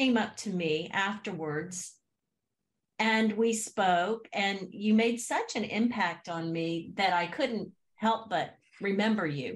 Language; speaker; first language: English; native; English